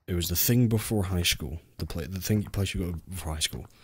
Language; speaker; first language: English; native; English